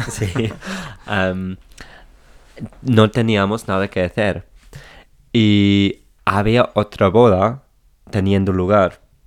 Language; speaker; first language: Spanish; non-native, fluent; English